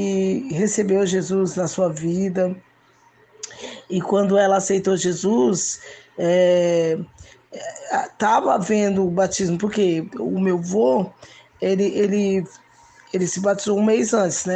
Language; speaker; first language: Portuguese; native; Portuguese